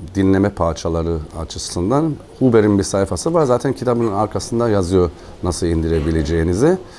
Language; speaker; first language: Turkish; non-native, fluent; German